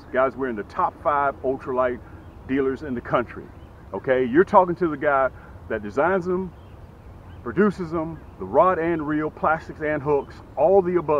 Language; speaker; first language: English; native; English